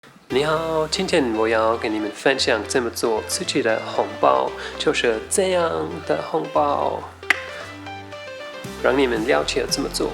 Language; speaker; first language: Chinese; non-native, fluent; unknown